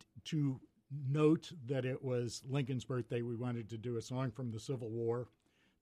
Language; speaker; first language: English; native; English